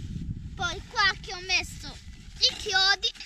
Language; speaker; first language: Italian; non-native, local second language; Ladin